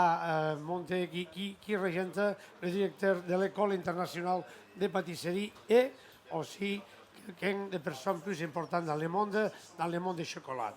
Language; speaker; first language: French; non-native, learner; Catalan